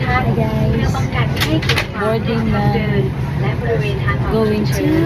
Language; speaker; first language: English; non-native, local second language; Filipino